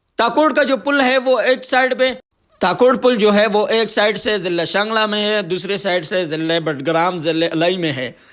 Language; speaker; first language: Urdu; non-native, local second language; Pashto